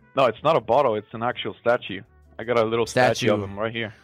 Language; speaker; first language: English; non-native, fluent; Macedonian